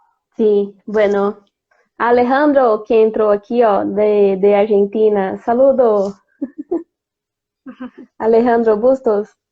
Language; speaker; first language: Spanish; non-native, learner; Portuguese